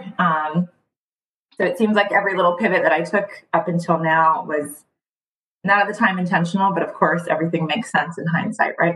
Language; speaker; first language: English; early bilingual, other home language; Spanish